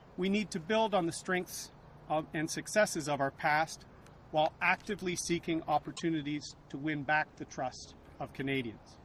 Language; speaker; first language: English; native; English